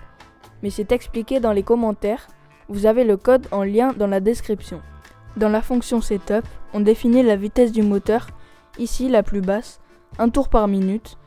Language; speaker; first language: French; native; French